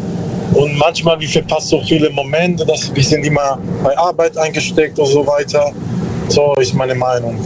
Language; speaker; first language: German; non-native, learner; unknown